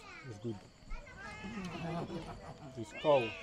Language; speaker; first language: English; non-native, learner; French